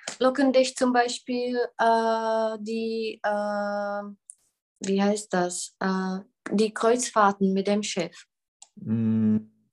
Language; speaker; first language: German; non-native, fluent; Czech